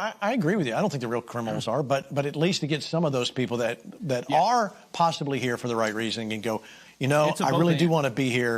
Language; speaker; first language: English; native; English